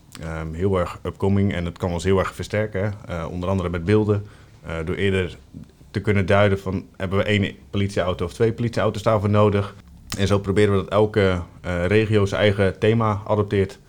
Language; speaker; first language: Dutch; native; Dutch